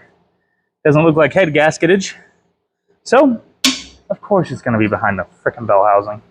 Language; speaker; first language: English; native; English